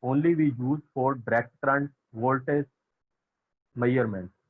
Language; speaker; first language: English; non-native, local second language; Punjabi